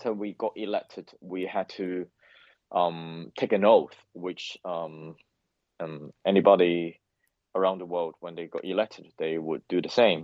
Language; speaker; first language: English; non-native, local second language; Cantonese